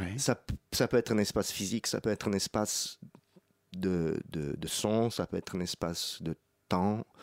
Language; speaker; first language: French; non-native, fluent; Italian